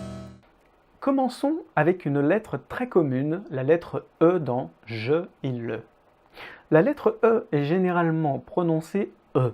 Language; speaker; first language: French; native; French